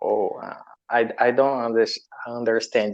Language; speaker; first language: English; non-native, learner; Portuguese